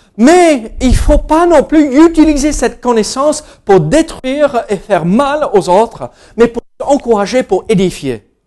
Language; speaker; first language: French; non-native, fluent; English